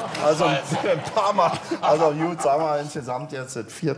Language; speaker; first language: German; native; German